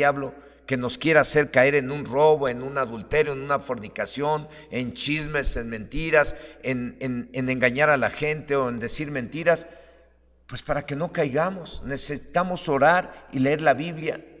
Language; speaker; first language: Spanish; native; Spanish